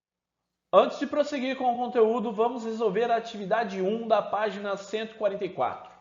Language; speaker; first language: Portuguese; native; Portuguese